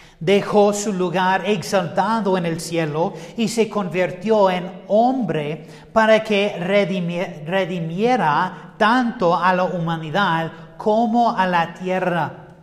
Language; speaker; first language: Spanish; non-native, fluent; English